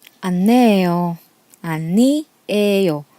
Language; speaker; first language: Korean; non-native, learner; Filipino